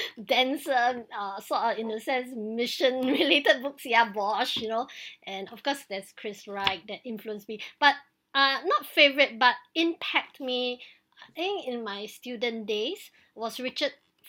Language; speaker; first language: English; native; English